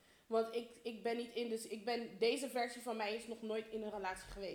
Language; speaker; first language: Dutch; early bilingual, heritage; Dutch